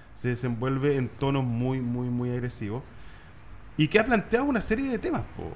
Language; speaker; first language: Spanish; native; Spanish